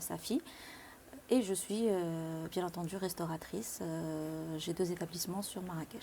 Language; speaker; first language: French; non-native, local second language; Arabic